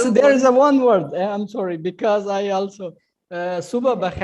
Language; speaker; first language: English; non-native, local second language; Urdu